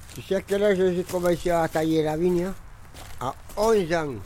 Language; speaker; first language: French; native; French